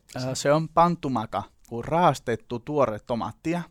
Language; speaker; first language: Finnish; non-native, learner; Spanish